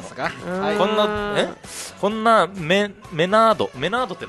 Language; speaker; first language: Japanese; native; Japanese